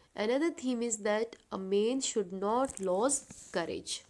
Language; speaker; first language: English; non-native, local second language; Urdu